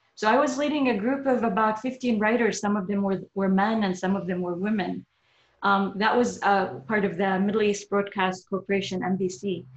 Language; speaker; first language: English; non-native, fluent; Arabic